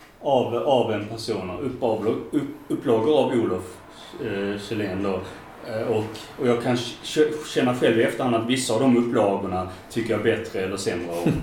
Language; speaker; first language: Swedish; native; Swedish